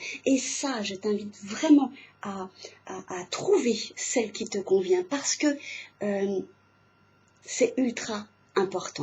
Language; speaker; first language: French; native; French